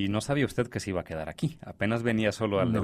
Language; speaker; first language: Spanish; native; Spanish